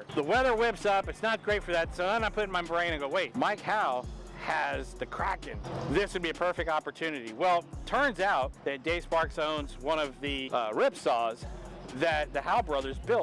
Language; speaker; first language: English; native; English